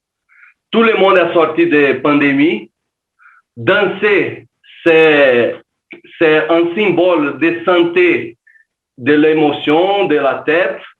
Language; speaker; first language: French; non-native, learner; Portuguese